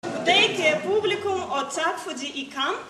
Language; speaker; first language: Danish; non-native, learner; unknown